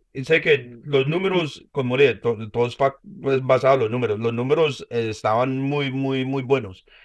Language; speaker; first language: Spanish; early bilingual, heritage; Spanish